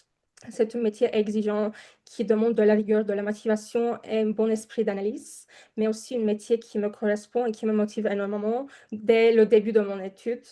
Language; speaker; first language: French; non-native, fluent; Turkish